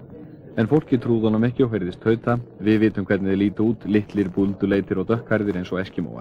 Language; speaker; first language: Icelandic; native; Icelandic